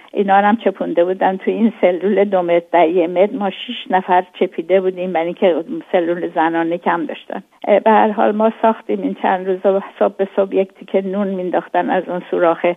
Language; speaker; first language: Persian; native; Persian